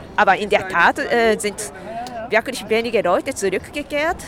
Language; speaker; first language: German; non-native, fluent; Japanese